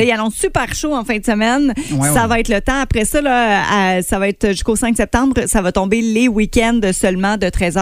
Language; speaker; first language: French; native; French